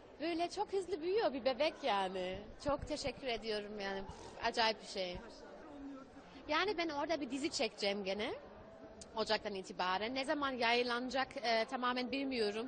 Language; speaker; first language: Turkish; early bilingual, heritage; German